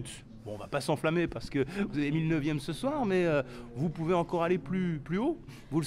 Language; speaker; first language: French; native; French